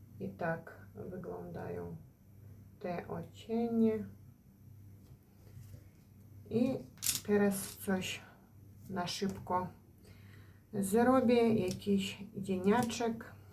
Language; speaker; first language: Polish; non-native, fluent; Ukrainian